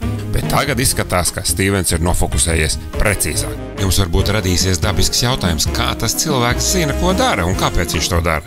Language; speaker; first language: Latvian; native; Latvian